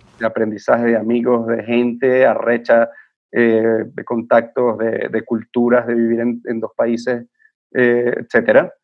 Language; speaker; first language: Spanish; native; Spanish